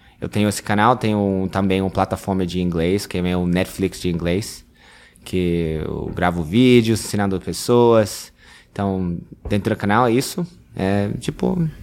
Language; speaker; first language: Portuguese; non-native, fluent; English